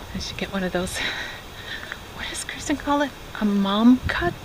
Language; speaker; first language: English; native; English